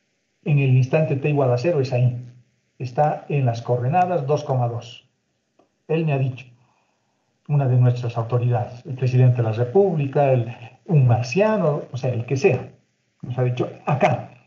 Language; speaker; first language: Spanish; native; Spanish